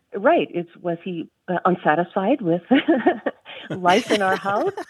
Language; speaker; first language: English; native; English